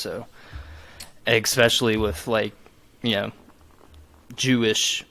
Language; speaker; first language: English; native; English